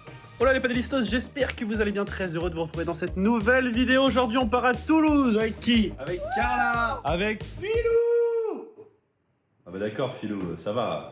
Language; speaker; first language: French; native; French